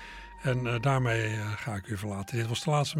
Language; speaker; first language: Dutch; native; Dutch